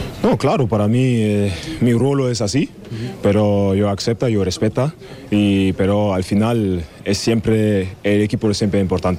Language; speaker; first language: Spanish; non-native, learner; German